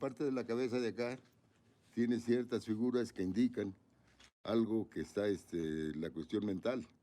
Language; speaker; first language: Spanish; native; Spanish